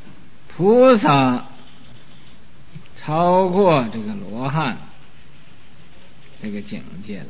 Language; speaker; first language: Chinese; native; Chinese